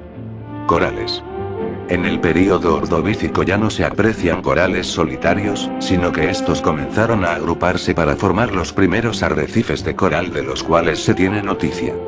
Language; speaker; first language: Spanish; native; Spanish